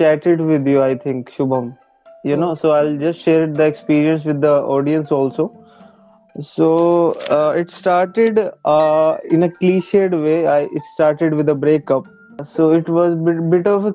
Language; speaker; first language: English; non-native, local second language; Hindi